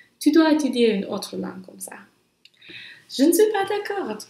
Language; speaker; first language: French; non-native, learner; English